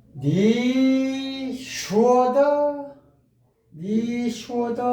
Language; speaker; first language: Chinese; non-native, fluent; Korean